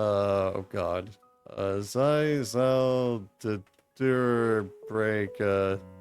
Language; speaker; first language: Dutch; non-native, learner; English